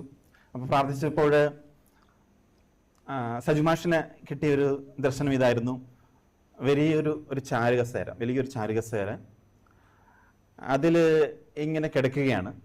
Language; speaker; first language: Malayalam; native; Malayalam